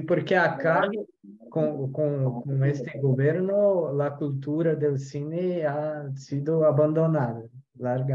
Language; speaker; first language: Spanish; non-native, local second language; Portuguese